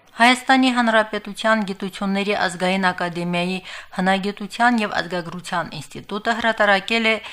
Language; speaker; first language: Armenian; native; Armenian